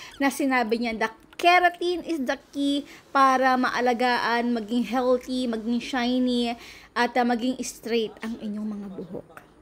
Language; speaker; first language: Filipino; native; Filipino